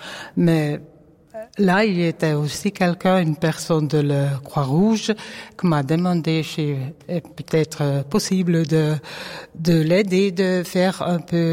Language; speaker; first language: French; non-native, learner; Dutch